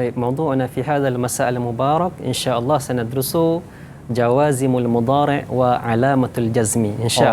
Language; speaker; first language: Arabic; non-native, fluent; Malay